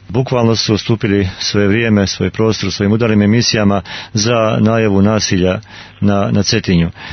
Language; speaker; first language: Serbian; native; Serbian